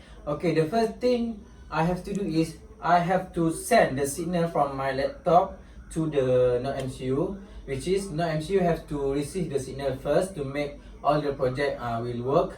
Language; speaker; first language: English; non-native, local second language; Malay